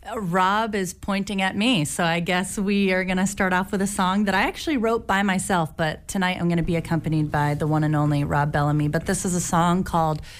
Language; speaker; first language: English; native; English